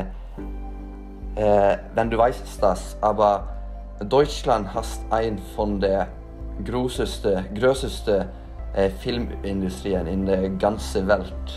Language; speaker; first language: German; non-native, learner; Norwegian